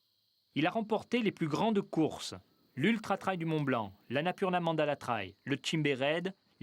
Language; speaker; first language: French; native; French